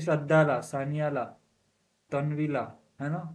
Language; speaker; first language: Hindi; non-native, local second language; Marathi